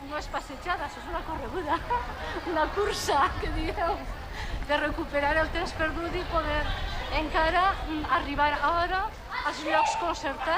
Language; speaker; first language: Catalan; native; Catalan